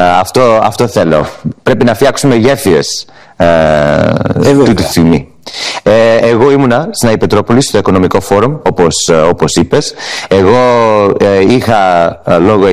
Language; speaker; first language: Greek; early bilingual, heritage; English